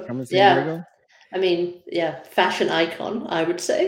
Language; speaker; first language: English; native; English